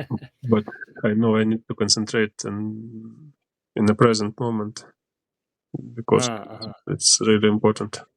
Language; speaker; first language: English; non-native, learner; Ukrainian